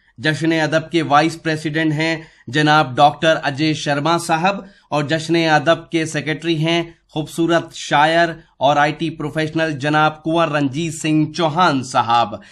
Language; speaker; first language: Hindi; native; Hindi